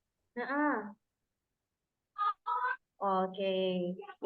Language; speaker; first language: Indonesian; native; Indonesian